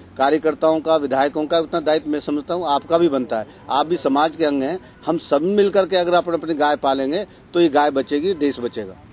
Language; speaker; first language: Hindi; native; Hindi